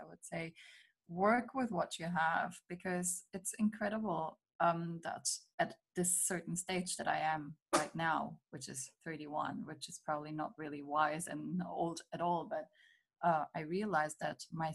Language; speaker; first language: English; non-native, fluent; German